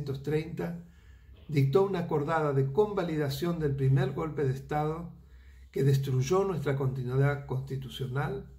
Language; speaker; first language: Spanish; native; Spanish